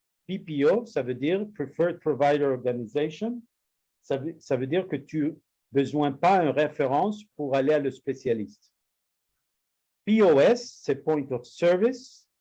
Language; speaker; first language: French; non-native, learner; Spanish